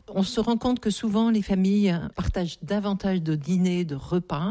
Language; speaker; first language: French; native; French